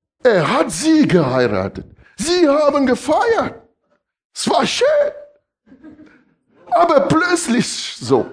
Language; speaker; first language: German; non-native, fluent; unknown